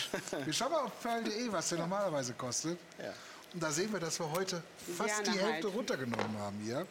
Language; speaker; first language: German; native; German